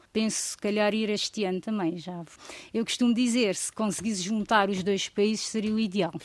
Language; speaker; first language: Portuguese; non-native, local second language; Kabuverdianu